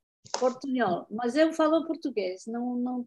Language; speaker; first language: Portuguese; non-native, learner; Spanish